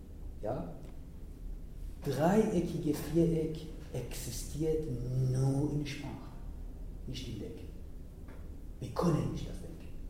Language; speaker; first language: German; non-native, learner; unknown